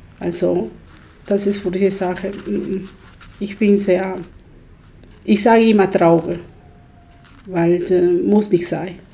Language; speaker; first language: German; non-native, learner; Spanish